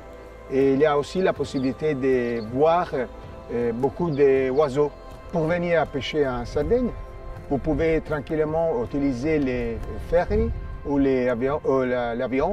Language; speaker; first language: French; non-native, fluent; Italian